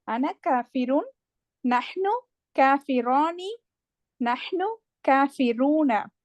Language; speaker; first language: Arabic; non-native, learner; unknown